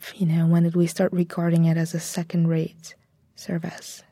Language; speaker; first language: English; non-native, fluent; Bulgarian